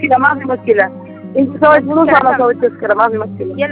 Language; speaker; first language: Arabic; non-native, learner; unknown